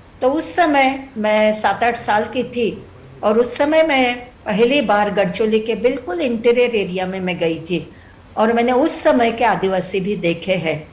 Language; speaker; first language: Hindi; non-native, local second language; Telugu